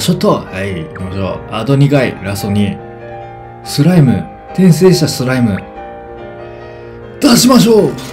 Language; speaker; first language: Japanese; native; Japanese